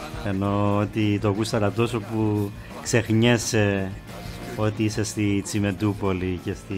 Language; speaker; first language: Greek; native; Greek